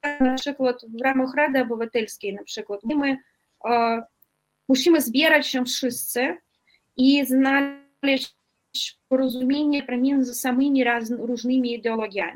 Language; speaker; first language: Polish; non-native, fluent; Russian